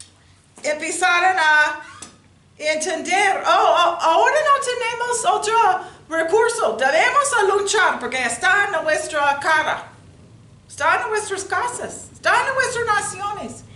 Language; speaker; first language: Spanish; non-native, learner; English